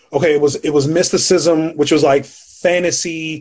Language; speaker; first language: English; native; English